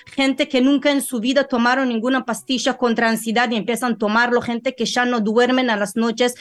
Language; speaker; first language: Spanish; non-native, fluent; Russian